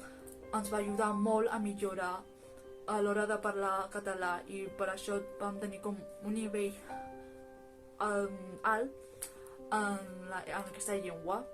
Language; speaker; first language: Catalan; early bilingual, other home language; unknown